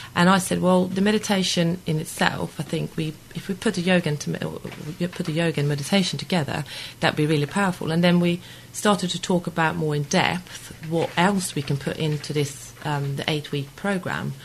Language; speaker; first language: English; non-native, fluent; Swedish